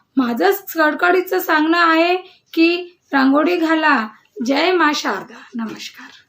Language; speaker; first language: Marathi; non-native, local second language; Telugu